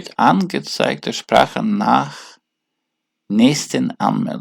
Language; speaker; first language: German; non-native, learner; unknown